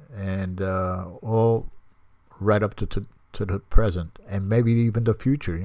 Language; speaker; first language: English; native; English